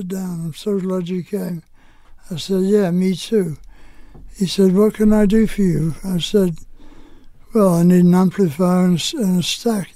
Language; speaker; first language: English; native; English